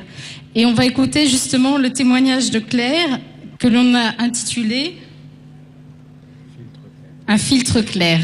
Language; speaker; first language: French; native; French